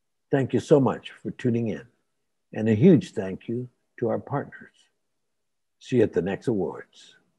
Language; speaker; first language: English; native; English